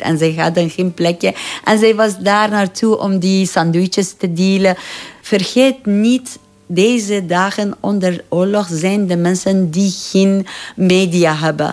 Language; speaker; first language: Dutch; non-native, fluent; Persian